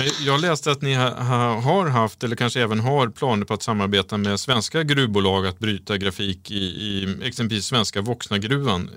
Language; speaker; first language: Swedish; native; Swedish